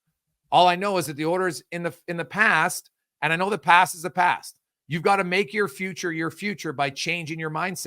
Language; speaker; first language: English; native; English